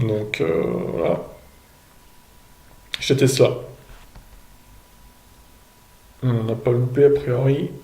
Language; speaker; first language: French; native; French